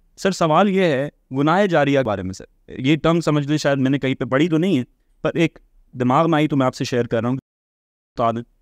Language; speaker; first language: Urdu; native; Urdu